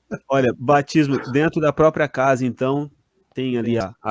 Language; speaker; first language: Portuguese; native; Portuguese